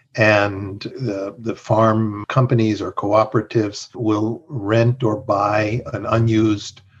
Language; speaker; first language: English; early bilingual, other home language; Spanish